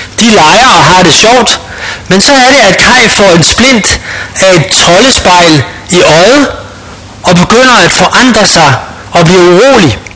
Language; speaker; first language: Danish; native; Danish